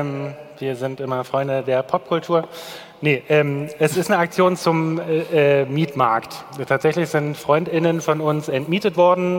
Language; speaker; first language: German; native; German